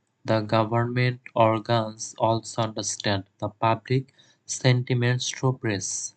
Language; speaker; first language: English; non-native, local second language; Bangla